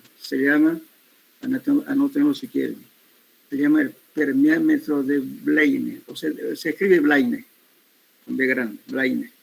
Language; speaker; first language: Spanish; native; Spanish